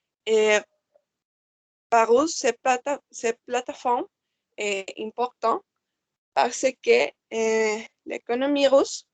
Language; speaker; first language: French; non-native, learner; Spanish